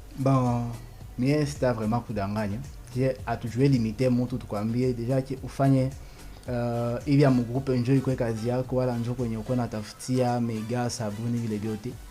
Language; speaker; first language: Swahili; native; Swahili